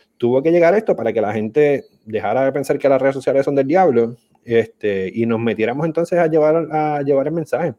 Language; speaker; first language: Spanish; native; Spanish